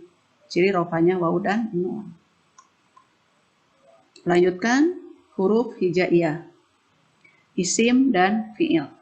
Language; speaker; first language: Indonesian; native; Indonesian